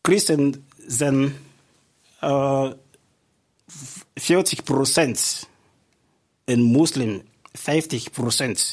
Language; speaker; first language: Dutch; non-native, fluent; Igbo